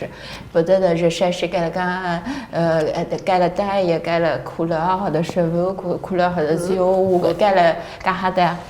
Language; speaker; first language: French; non-native, learner; Chinese